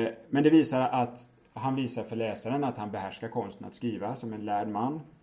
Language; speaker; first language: Swedish; native; Swedish